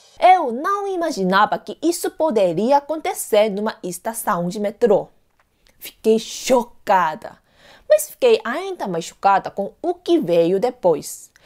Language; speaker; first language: Portuguese; non-native, fluent; Korean